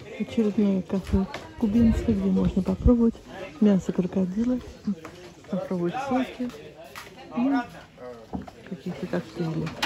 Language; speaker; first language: Russian; native; Russian